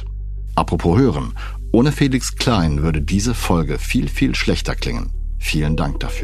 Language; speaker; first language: German; native; German